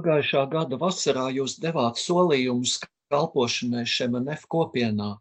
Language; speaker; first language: Latvian; native; Latvian